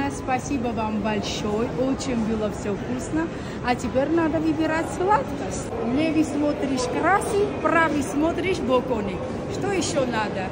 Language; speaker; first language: Russian; non-native, local second language; Armenian